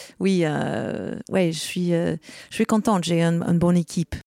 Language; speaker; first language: French; non-native, learner; English